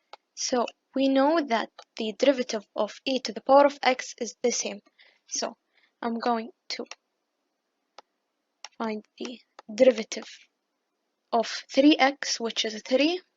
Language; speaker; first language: English; non-native, fluent; Arabic